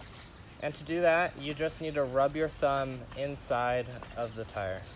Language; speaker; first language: English; native; English